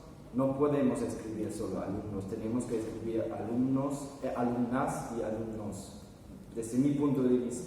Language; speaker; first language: Spanish; non-native, fluent; German